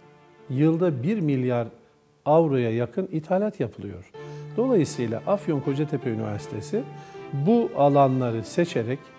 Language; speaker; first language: Turkish; native; Turkish